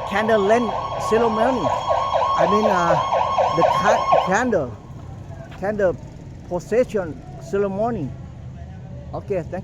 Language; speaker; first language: English; non-native, learner; Thai